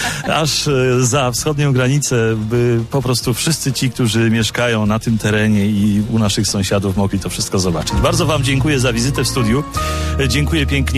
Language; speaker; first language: Polish; native; Polish